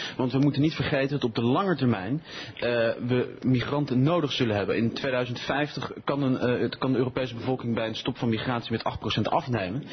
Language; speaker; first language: Dutch; early bilingual, other home language; Spanish